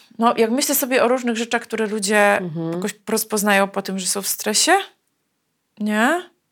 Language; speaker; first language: Polish; native; Polish